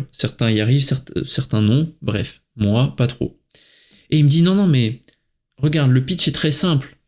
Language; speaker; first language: French; native; French